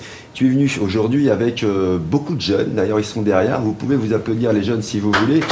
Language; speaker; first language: French; native; French